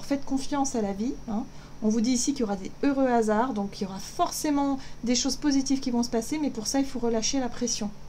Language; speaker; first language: French; native; French